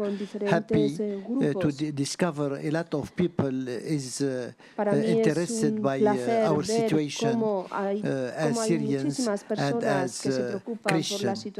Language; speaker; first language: English; non-native, fluent; Arabic